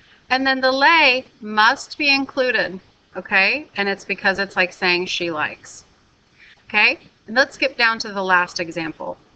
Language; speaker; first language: English; native; English